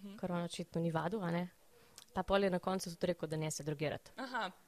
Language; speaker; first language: Slovenian; native; Slovenian